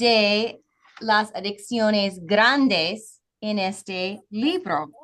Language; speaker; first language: Spanish; non-native, fluent; English